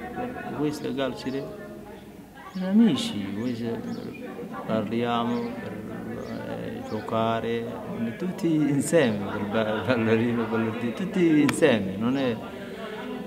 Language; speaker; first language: Italian; non-native, learner; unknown